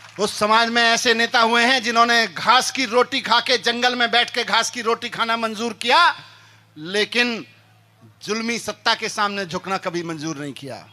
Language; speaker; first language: Hindi; native; Hindi